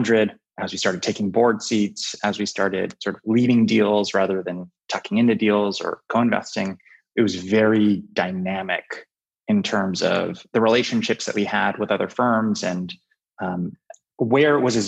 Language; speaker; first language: English; native; English